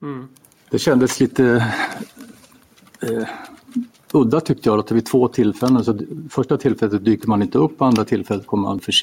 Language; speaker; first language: Swedish; native; Swedish